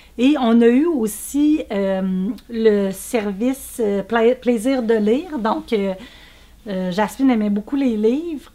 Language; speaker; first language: French; native; French